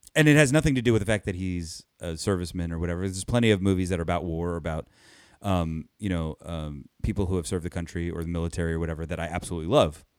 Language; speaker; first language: English; native; English